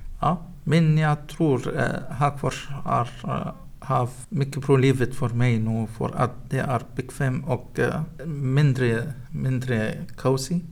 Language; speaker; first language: Swedish; non-native, learner; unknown